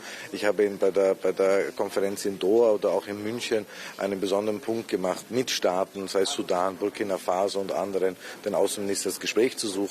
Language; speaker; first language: German; native; German